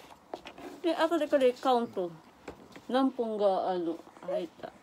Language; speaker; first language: Japanese; non-native, learner; Filipino